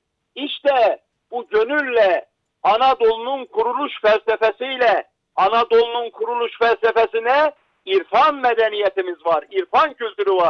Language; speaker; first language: Turkish; native; Turkish